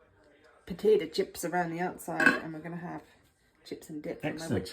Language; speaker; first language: English; native; English